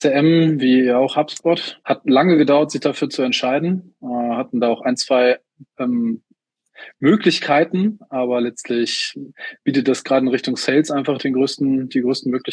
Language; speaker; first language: German; native; German